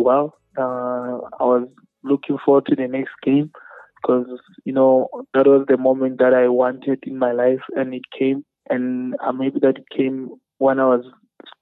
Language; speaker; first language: English; non-native, local second language; Northern Sotho